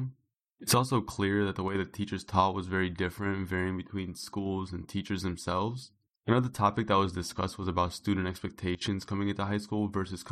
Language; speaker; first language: English; native; English